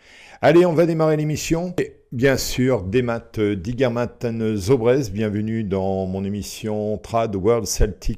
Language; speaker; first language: French; native; French